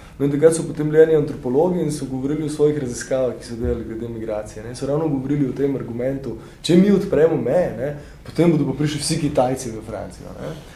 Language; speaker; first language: Slovenian; native; Slovenian